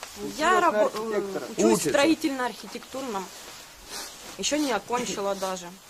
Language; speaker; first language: Russian; native; Russian